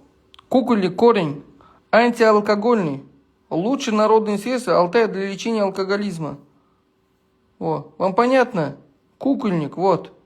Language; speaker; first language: Russian; non-native, local second language; Uzbek